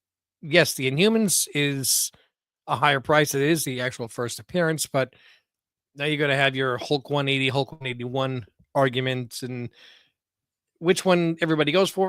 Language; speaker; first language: English; native; English